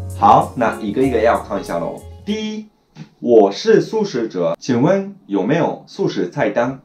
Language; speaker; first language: Chinese; non-native, fluent; Japanese